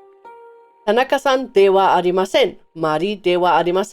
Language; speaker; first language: Japanese; non-native, learner; German